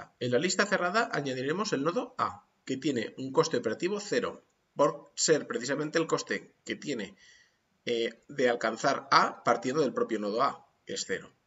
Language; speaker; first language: Spanish; native; Spanish